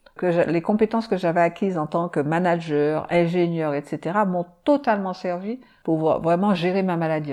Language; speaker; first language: French; native; French